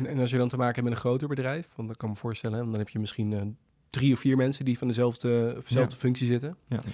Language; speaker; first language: Dutch; native; Dutch